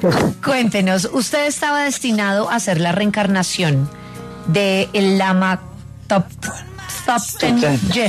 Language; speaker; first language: Spanish; native; Spanish